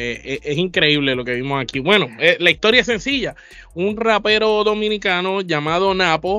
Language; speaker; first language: Spanish; native; Spanish